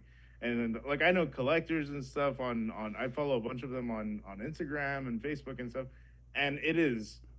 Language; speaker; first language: English; native; English